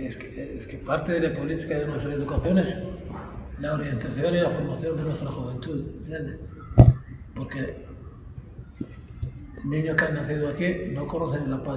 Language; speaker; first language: Spanish; non-native, local second language; Arabic